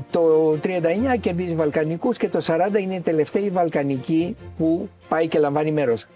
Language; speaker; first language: Greek; native; Greek